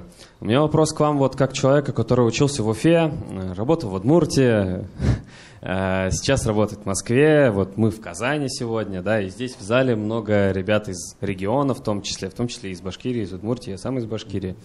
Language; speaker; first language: Russian; native; Russian